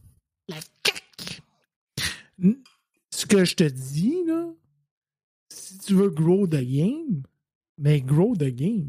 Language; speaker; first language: French; native; French